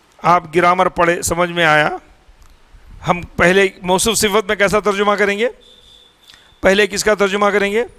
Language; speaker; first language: Urdu; native; Urdu